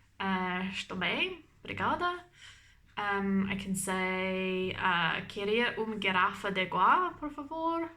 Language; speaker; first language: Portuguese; non-native, learner; English